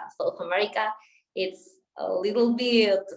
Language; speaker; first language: English; non-native, local second language; Spanish